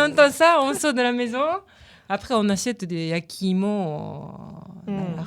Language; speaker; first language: French; non-native, learner; Japanese